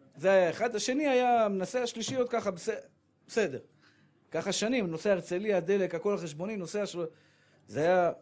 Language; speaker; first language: Hebrew; native; Hebrew